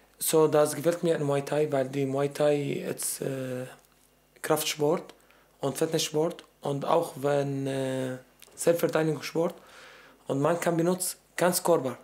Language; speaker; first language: German; non-native, learner; Arabic